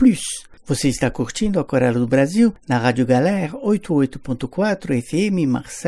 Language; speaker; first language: Portuguese; non-native, fluent; French